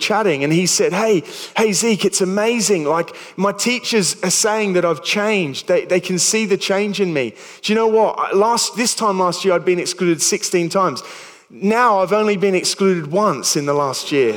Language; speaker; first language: English; native; English